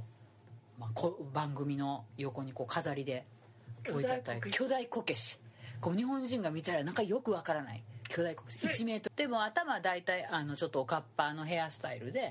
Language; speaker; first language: Japanese; native; Japanese